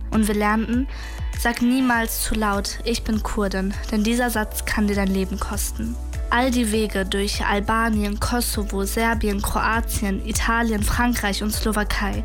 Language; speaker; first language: German; early bilingual, other home language; Kurdish